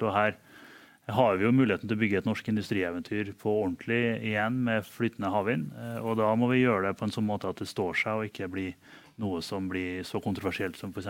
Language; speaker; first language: Norwegian; native; Norwegian